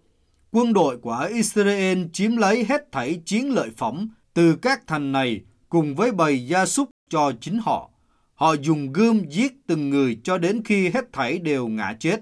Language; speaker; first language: Vietnamese; native; Vietnamese